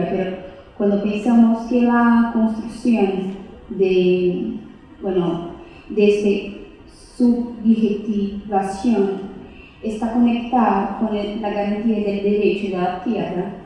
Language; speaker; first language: Spanish; non-native, fluent; Portuguese